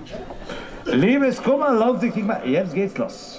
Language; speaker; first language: German; native; German